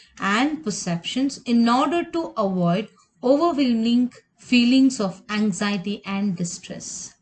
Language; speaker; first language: English; non-native, local second language; Kannada